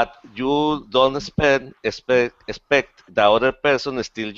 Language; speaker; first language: English; non-native, learner; Spanish